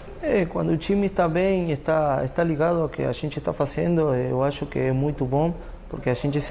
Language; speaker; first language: Portuguese; non-native, fluent; Spanish